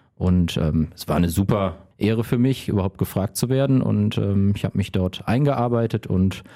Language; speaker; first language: German; native; German